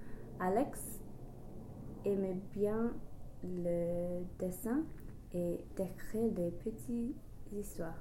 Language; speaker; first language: French; non-native, learner; English